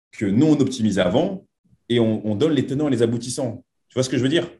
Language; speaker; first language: French; native; French